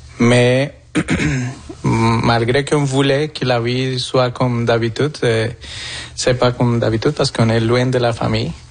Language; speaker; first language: French; non-native, fluent; Spanish